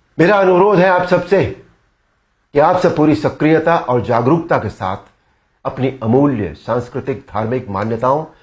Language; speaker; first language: Hindi; native; Hindi